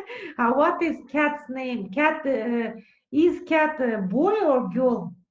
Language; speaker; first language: English; non-native, fluent; Russian